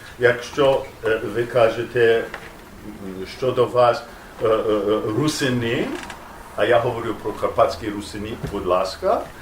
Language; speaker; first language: Ukrainian; non-native, learner; English